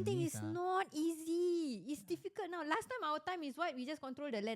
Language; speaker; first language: English; native; English